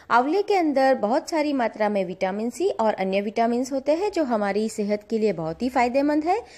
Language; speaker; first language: Hindi; non-native, local second language; Gujarati